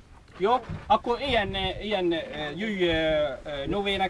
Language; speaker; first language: Hungarian; non-native, learner; Arabic